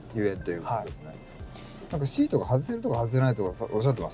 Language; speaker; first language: Japanese; native; Japanese